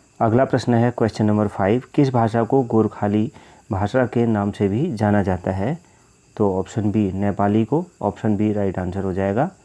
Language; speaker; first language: Hindi; native; Hindi